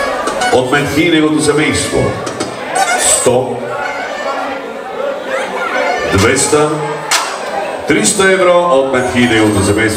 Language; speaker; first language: Bulgarian; non-native, local second language; Turkish